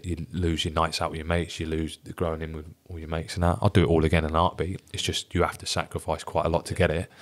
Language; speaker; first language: English; native; English